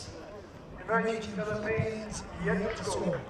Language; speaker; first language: English; native; English